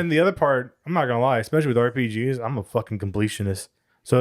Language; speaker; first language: English; native; English